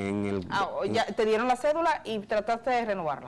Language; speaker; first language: Spanish; native; Spanish